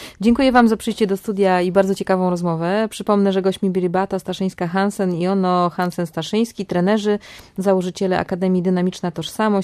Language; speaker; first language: Polish; native; Polish